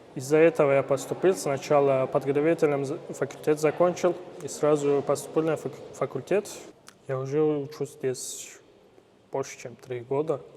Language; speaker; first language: Russian; non-native, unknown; Turkish